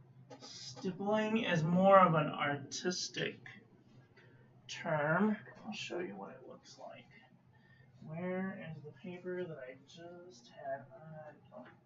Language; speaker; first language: English; native; English